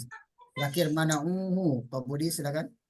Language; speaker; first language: Indonesian; native; Indonesian